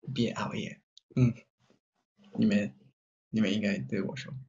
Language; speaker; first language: Chinese; non-native, learner; Japanese